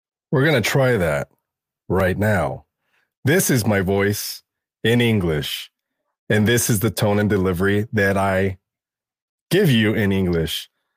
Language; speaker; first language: English; early bilingual, other home language; Spanish